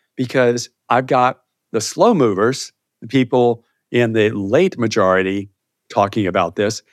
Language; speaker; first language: English; native; English